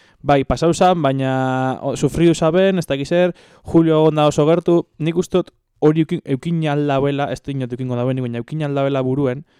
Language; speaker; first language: Basque; native; Basque